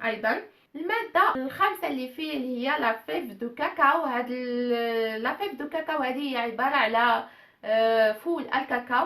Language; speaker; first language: Arabic; native; Arabic